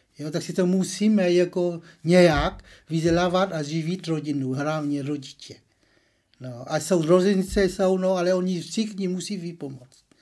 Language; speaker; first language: Czech; non-native, learner; Vietnamese